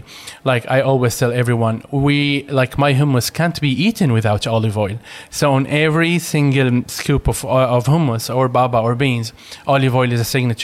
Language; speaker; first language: English; non-native, fluent; Arabic